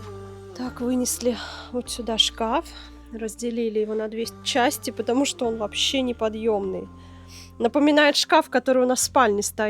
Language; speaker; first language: Russian; native; Russian